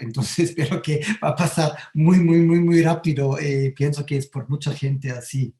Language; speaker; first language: Spanish; non-native, fluent; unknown